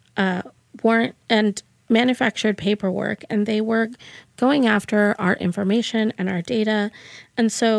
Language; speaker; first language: English; early bilingual, other home language; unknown